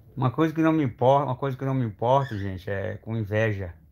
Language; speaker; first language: Portuguese; native; Portuguese